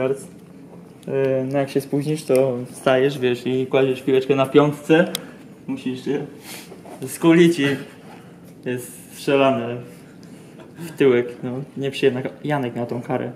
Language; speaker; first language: Polish; native; Polish